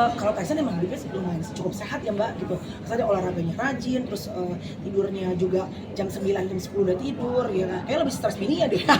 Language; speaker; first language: Indonesian; native; Indonesian